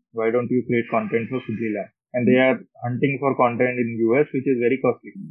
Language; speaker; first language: English; non-native, local second language; Hindi